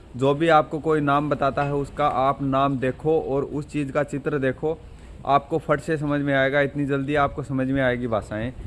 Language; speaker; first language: Hindi; native; Hindi